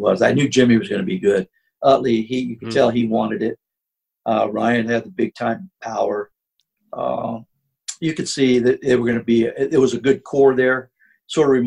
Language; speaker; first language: English; native; English